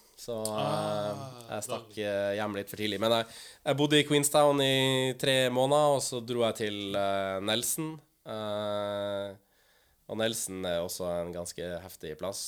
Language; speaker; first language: Norwegian; native; Norwegian